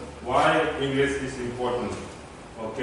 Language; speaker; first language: English; non-native, fluent; Indonesian